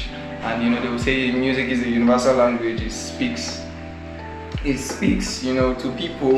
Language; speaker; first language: English; non-native, local second language; Bini